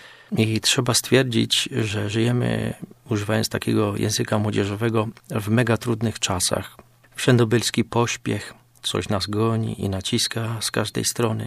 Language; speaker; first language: Polish; native; Polish